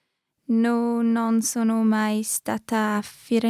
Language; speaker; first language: Italian; non-native, learner; English